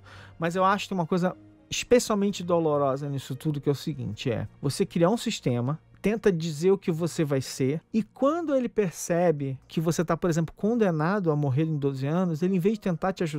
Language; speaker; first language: Portuguese; native; Portuguese